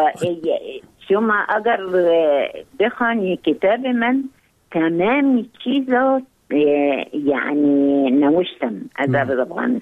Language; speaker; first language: Persian; non-native, learner; Arabic